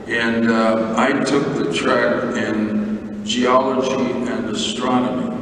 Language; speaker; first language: English; native; English